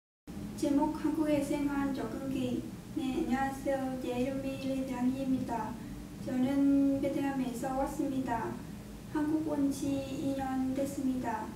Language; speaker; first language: Korean; non-native, learner; Vietnamese